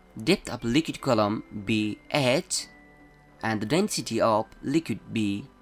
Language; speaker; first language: English; non-native, local second language; Nepali